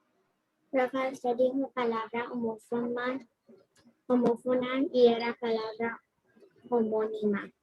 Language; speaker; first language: Spanish; non-native, learner; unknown